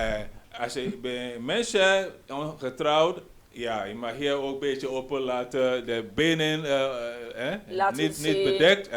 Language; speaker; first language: Dutch; non-native, learner; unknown